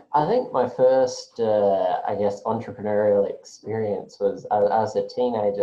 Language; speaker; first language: English; native; English